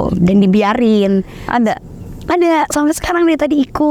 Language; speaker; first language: Indonesian; native; Indonesian